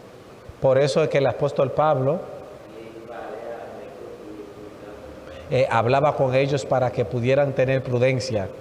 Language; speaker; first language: Spanish; non-native, fluent; Haitian Creole